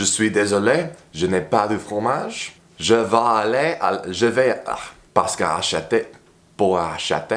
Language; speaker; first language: French; non-native, learner; English